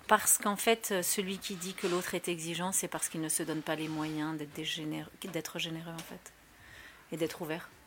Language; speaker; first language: French; early bilingual, other home language; Spanish